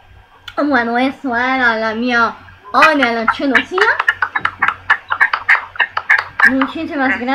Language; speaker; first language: Spanish; non-native, learner; Italian